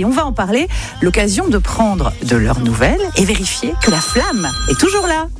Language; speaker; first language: French; native; French